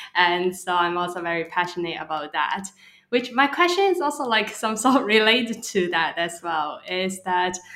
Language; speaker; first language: English; non-native, local second language; Cantonese